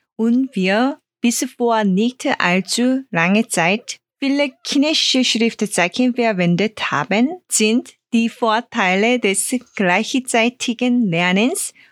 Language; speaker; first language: German; non-native, fluent; Korean